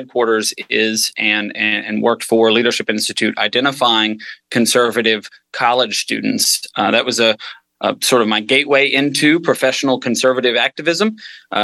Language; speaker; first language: English; native; English